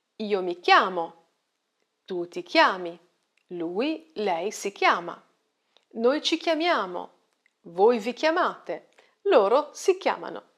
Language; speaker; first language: Italian; native; Italian